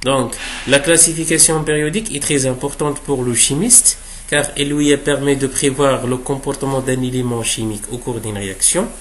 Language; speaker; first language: French; non-native, local second language; Arabic